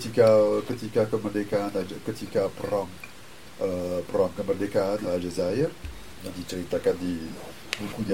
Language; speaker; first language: Indonesian; non-native, fluent; French